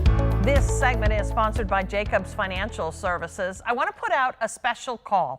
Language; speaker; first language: English; native; English